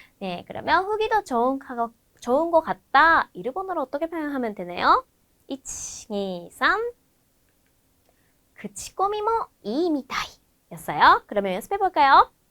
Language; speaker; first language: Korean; non-native, fluent; Japanese